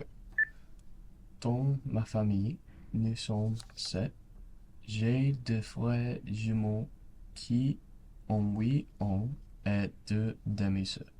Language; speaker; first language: French; non-native, learner; English